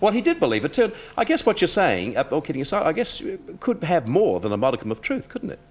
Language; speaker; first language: English; native; English